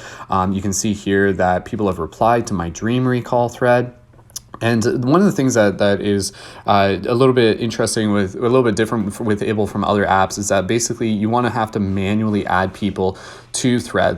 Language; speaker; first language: English; native; English